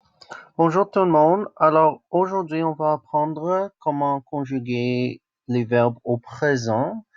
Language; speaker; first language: French; non-native, local second language; English